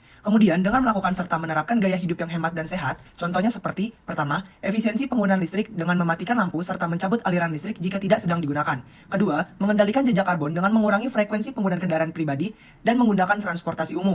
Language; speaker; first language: Indonesian; native; Indonesian